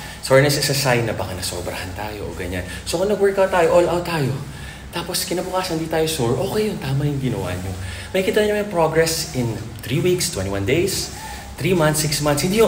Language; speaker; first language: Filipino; native; Filipino